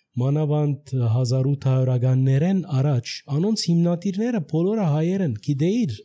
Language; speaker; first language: Armenian; early bilingual, heritage; Armenian